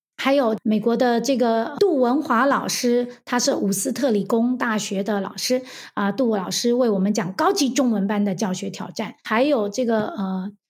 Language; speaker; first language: Chinese; native; Chinese